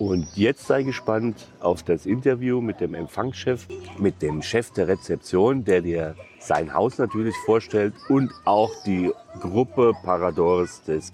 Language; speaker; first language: German; native; German